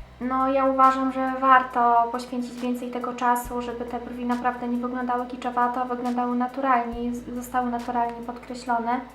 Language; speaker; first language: Polish; native; Polish